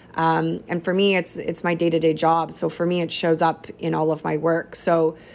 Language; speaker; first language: English; native; English